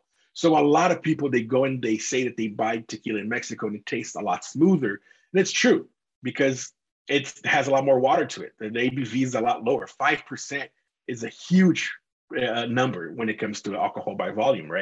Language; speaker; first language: English; non-native, fluent; Portuguese